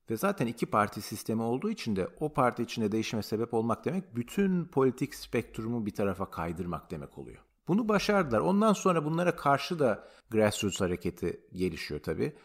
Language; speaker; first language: Turkish; native; Turkish